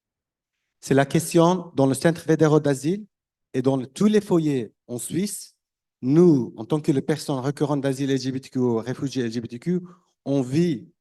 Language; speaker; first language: French; non-native, learner; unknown